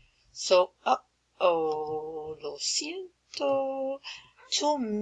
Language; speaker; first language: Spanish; non-native, fluent; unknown